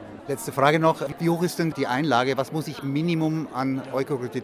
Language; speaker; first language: German; native; German